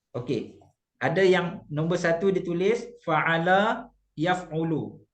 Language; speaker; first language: Malay; native; Malay